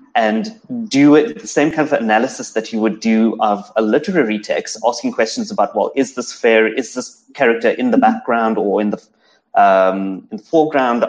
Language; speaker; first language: English; native; English